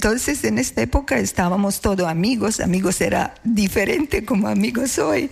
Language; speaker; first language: Spanish; non-native, learner; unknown